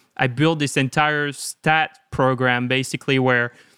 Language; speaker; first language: English; non-native, fluent; French